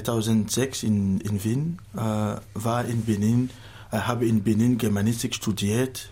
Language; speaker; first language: German; non-native, fluent; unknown